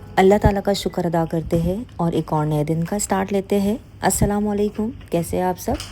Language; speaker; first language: Urdu; native; Urdu